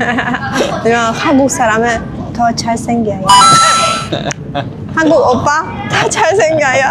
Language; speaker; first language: Korean; non-native, learner; Persian